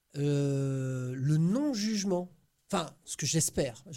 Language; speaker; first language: French; native; French